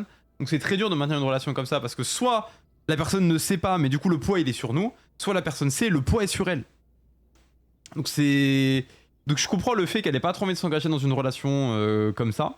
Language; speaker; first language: French; native; French